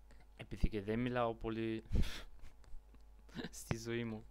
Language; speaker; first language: Greek; non-native, learner; Bulgarian